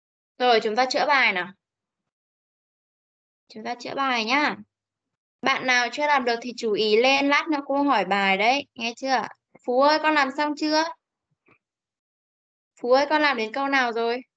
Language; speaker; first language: Vietnamese; native; Vietnamese